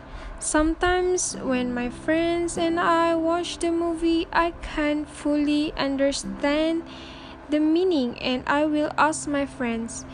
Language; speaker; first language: English; non-native, learner; Malay